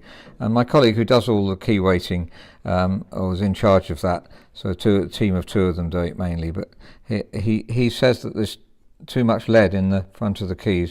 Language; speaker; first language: English; native; English